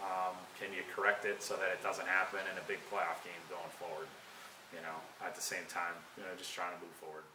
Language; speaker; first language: English; native; English